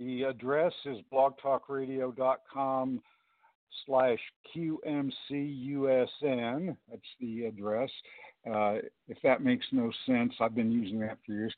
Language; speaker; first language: English; native; English